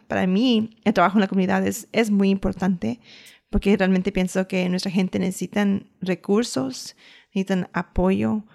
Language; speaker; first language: Spanish; early bilingual, heritage; Spanish